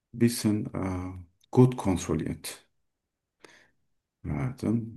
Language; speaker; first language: German; non-native, learner; Turkish